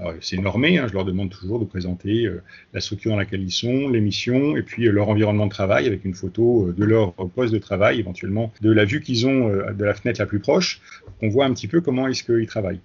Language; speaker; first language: French; native; French